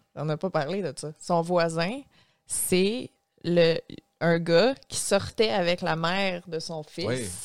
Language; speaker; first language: French; native; French